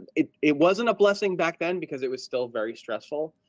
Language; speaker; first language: English; native; English